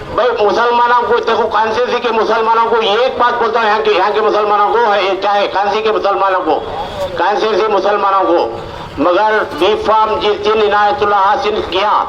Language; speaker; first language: Hindi; non-native, local second language; Urdu